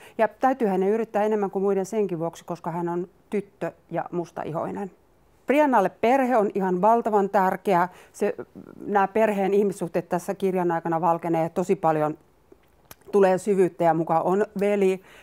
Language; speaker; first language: Finnish; native; Finnish